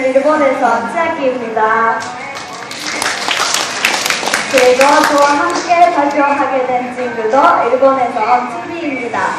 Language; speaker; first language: Korean; non-native, learner; Japanese